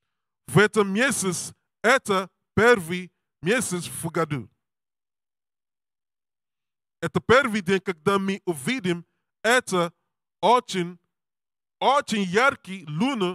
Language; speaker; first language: Russian; non-native, learner; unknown